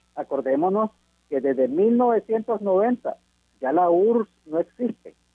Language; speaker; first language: Spanish; native; Spanish